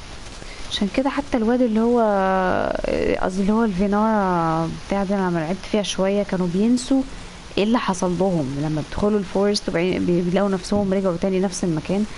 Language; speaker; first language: Arabic; native; Arabic